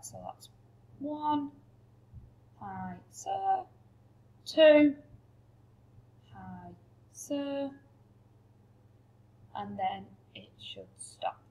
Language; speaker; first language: English; native; English